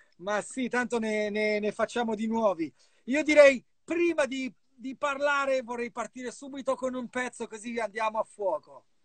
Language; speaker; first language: Italian; native; Italian